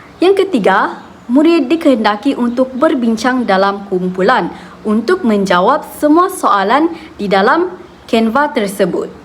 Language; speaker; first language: Malay; native; Malay